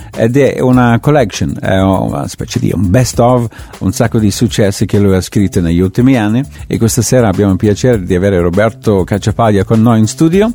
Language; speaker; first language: Italian; non-native, fluent; English